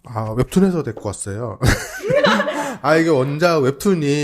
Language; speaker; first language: Korean; native; Korean